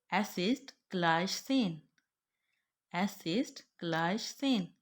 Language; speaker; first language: German; non-native, fluent; Urdu